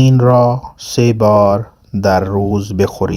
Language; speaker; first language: Persian; non-native, fluent; Urdu